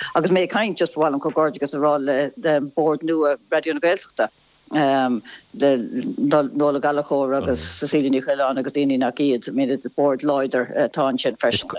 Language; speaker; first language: Irish; non-native, local second language; English